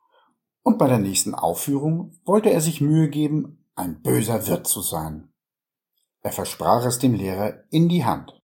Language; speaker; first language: German; native; German